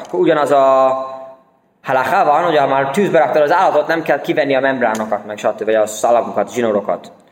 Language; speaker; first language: Hungarian; early bilingual, heritage; Hungarian